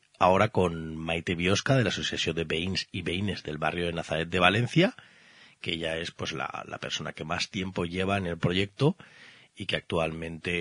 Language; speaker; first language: Spanish; native; Spanish